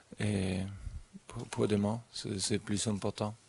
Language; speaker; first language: French; non-native, fluent; German